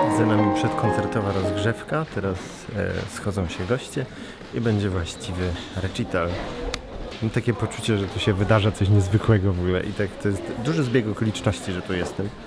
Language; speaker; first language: Polish; native; Polish